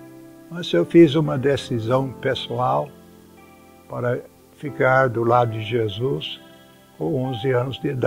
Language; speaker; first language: Portuguese; non-native, fluent; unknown